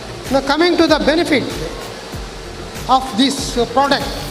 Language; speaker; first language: English; non-native, local second language; Telugu